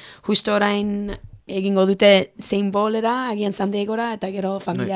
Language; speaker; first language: Basque; early bilingual, heritage; Basque